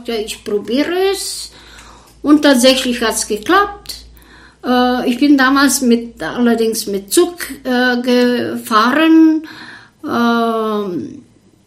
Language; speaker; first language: German; non-native, fluent; Bulgarian